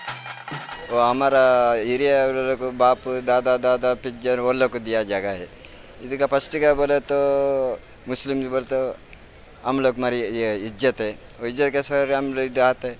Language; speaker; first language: Hindi; non-native, local second language; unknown